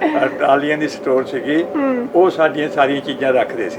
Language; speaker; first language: Punjabi; native; Punjabi